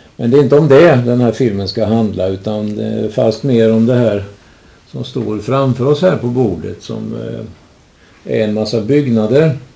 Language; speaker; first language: Swedish; native; Swedish